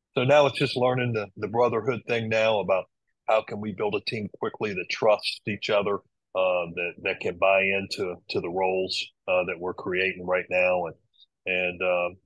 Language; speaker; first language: English; native; English